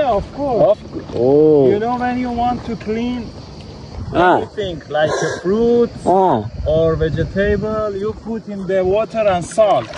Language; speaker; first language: English; non-native, learner; Persian